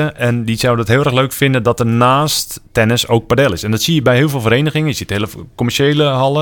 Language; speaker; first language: Dutch; native; Dutch